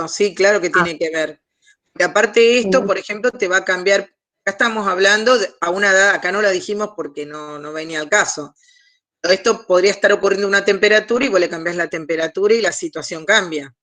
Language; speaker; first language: Spanish; native; Spanish